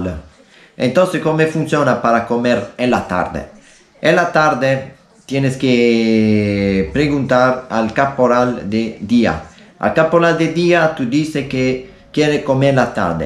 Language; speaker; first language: Spanish; non-native, learner; Italian